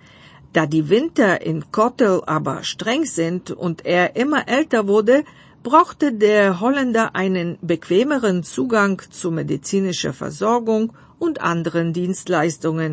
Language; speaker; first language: German; non-native, fluent; Bulgarian